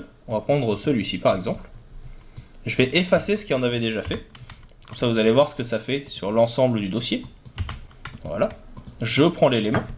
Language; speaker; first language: French; native; French